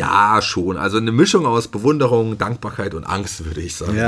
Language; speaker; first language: German; native; German